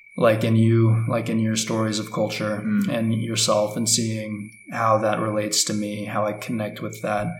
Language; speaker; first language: English; native; English